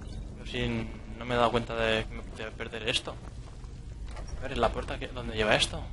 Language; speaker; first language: Spanish; native; Spanish